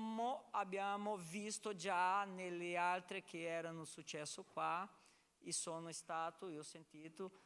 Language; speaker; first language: Italian; non-native, fluent; Portuguese